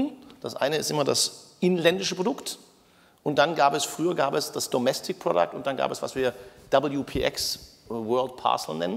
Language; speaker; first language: German; native; German